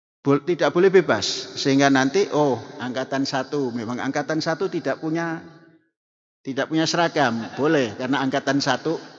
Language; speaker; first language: Indonesian; non-native, local second language; Javanese